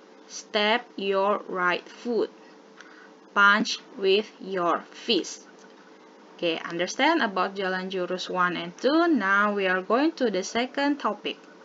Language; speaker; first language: English; non-native, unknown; Indonesian